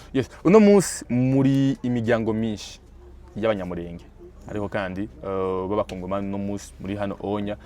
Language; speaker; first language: Rundi; native; Rundi